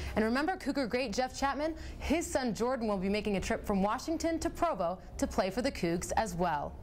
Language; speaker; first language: English; native; English